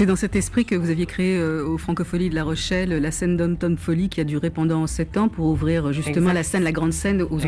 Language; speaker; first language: French; native; French